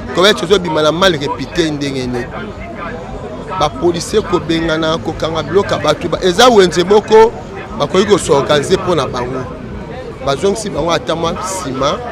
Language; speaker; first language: Lingala; native; Lingala